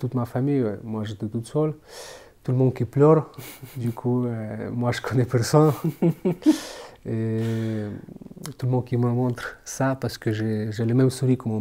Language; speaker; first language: French; non-native, fluent; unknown